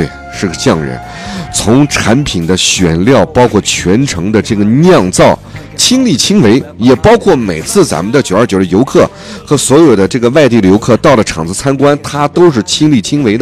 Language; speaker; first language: Chinese; native; Chinese